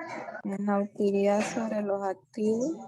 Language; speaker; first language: Spanish; native; Spanish